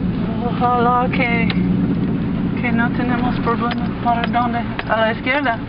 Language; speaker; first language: Spanish; non-native, learner; English